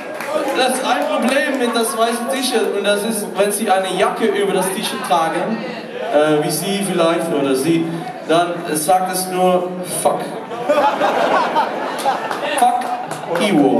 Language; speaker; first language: German; non-native, learner; Dutch